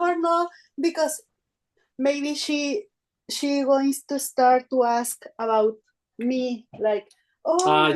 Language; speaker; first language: English; non-native, learner; Spanish